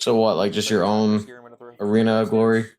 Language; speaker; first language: English; native; English